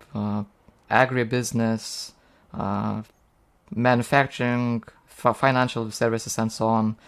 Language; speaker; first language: English; non-native, fluent; Lithuanian